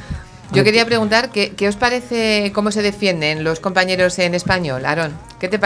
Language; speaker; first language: Spanish; native; Spanish